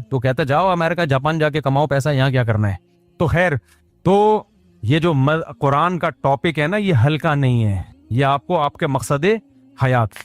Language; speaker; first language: Urdu; native; Urdu